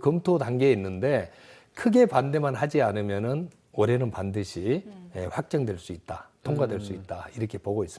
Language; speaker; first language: Korean; native; Korean